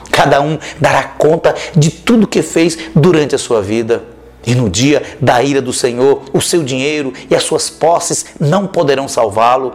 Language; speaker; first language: Portuguese; native; Portuguese